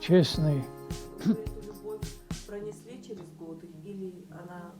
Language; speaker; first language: Russian; native; Russian